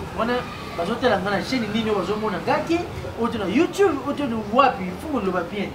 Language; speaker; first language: Lingala; native; Lingala